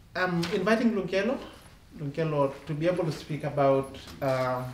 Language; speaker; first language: English; non-native, local second language; Masai